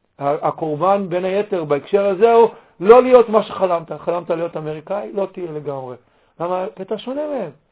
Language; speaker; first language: Hebrew; native; Hebrew